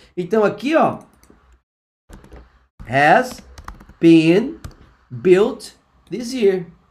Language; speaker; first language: English; non-native, fluent; Portuguese